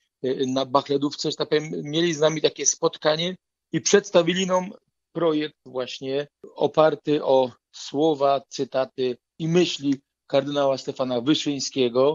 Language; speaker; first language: Polish; native; Polish